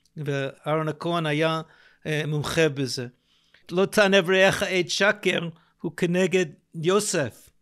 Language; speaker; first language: Hebrew; non-native, fluent; English